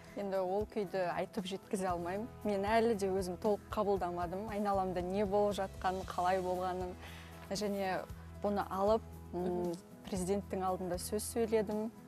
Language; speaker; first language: Kazakh; non-native, local second language; Uzbek